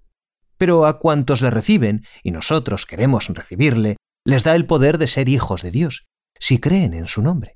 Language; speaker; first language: Spanish; native; Spanish